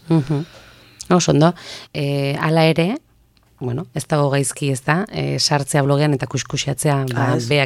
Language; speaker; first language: Basque; native; Basque